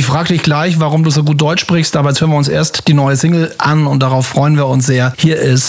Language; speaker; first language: German; native; German